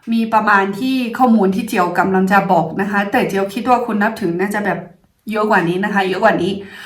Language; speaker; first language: Thai; non-native, fluent; Chinese